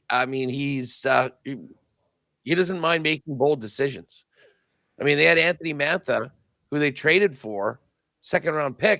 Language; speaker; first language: English; native; English